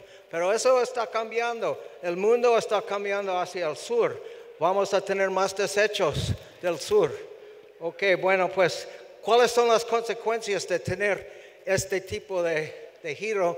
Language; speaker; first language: Spanish; non-native, fluent; English